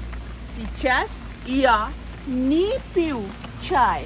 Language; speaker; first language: Russian; non-native, fluent; Bangla